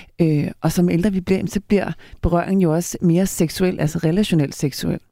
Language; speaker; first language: Danish; native; Danish